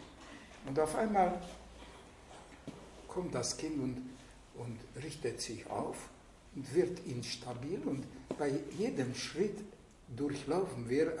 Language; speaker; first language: German; non-native, fluent; Hungarian